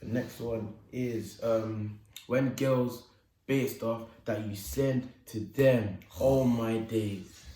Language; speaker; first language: English; native; English